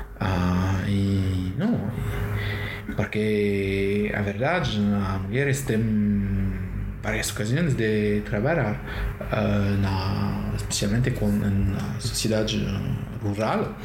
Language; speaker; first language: Portuguese; non-native, learner; French